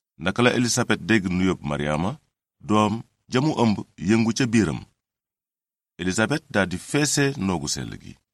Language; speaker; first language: Wolof; native; Wolof